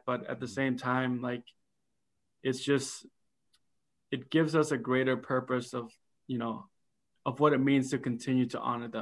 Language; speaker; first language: English; early bilingual, other home language; Khmer